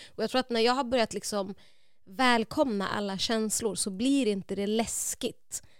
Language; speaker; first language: Swedish; native; Swedish